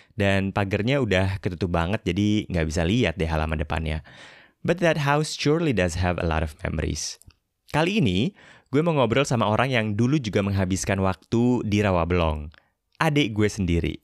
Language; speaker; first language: Indonesian; native; Indonesian